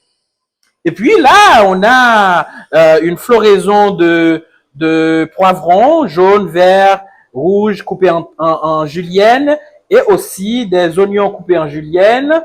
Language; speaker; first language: French; non-native, local second language; Haitian Creole